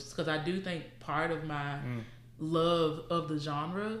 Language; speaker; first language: English; native; English